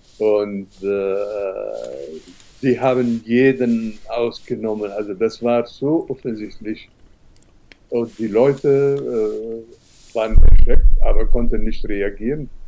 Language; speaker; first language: German; non-native, fluent; Arabic